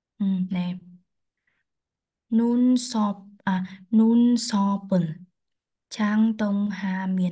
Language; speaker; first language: Korean; non-native, learner; Vietnamese